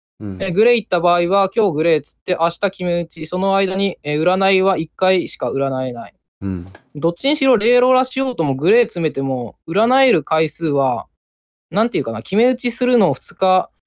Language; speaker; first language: Japanese; native; Japanese